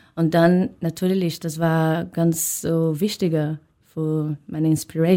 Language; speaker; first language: German; non-native, learner; Portuguese